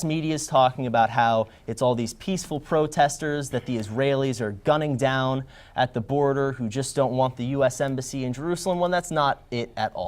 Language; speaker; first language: English; native; English